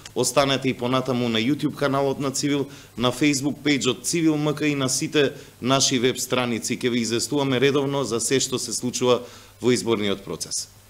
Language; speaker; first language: Macedonian; non-native, local second language; Albanian